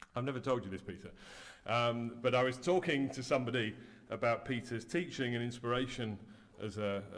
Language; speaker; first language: English; native; English